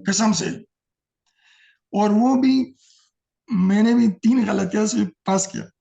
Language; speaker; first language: Hindi; non-native, learner; Pashto